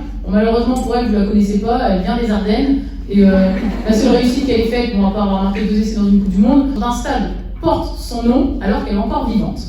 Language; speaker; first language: French; native; French